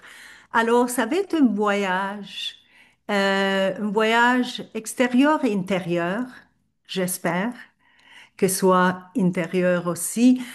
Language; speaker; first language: French; non-native, fluent; Turkish